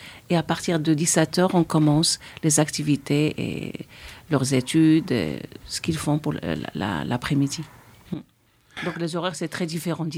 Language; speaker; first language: French; non-native, fluent; Spanish